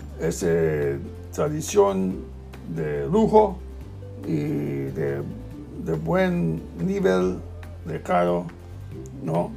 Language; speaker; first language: Spanish; non-native, learner; English